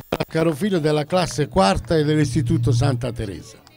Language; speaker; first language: Italian; native; Italian